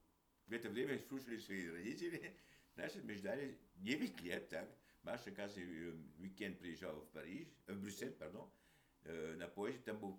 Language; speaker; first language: Russian; early bilingual, heritage; Russian